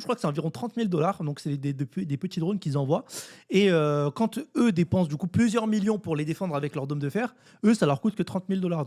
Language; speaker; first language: French; native; French